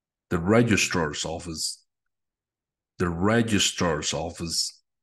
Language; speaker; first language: English; non-native, fluent; Spanish